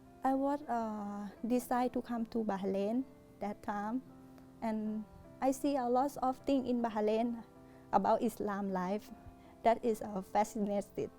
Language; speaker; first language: English; non-native, learner; Thai